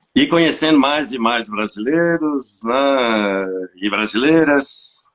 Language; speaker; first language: Portuguese; non-native, fluent; French